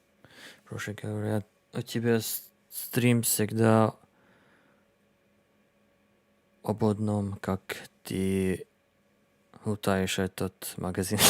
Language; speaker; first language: Russian; non-native, learner; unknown